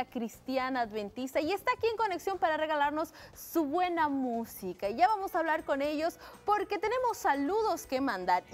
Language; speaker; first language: Spanish; native; Spanish